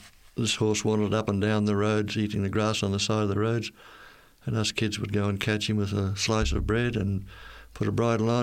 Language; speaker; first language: English; native; English